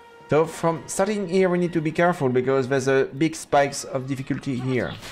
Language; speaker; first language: English; non-native, fluent; French